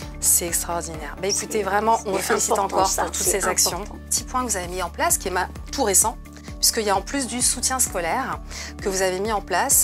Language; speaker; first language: French; native; French